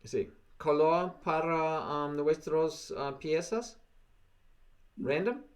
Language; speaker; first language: Spanish; non-native, learner; English